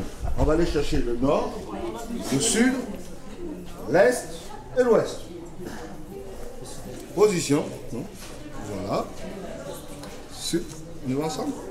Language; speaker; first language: French; native; French